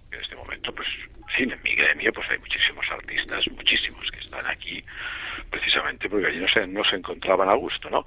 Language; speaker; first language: Spanish; native; Spanish